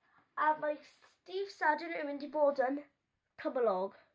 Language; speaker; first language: Welsh; non-native, local second language; English